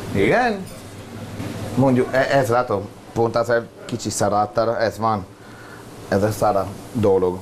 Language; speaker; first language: Hungarian; non-native, learner; Italian